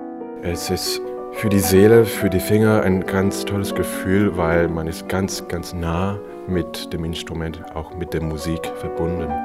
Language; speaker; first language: German; non-native, fluent; Cantonese